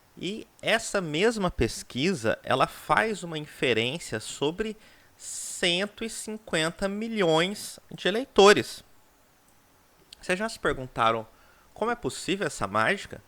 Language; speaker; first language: Portuguese; native; Portuguese